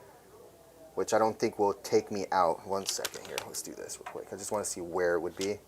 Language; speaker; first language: English; native; English